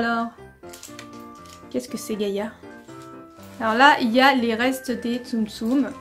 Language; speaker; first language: French; native; French